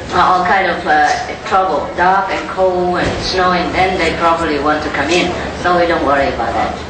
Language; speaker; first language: English; non-native, fluent; Vietnamese